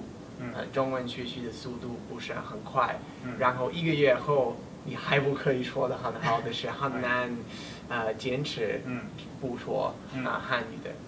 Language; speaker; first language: Chinese; non-native, learner; English